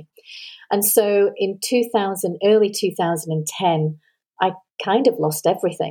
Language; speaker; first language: English; native; English